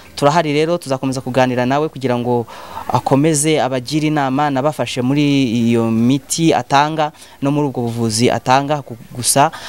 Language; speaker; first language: Kinyarwanda; native; Kinyarwanda